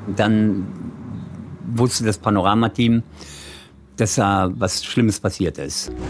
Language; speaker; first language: German; native; German